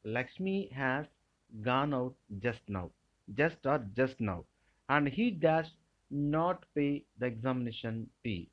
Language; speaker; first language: English; non-native, local second language; Telugu